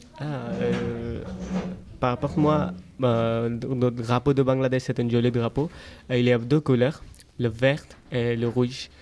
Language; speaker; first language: French; non-native, learner; Bangla